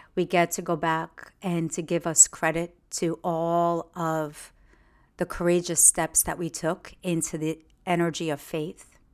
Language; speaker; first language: English; early bilingual, other home language; Russian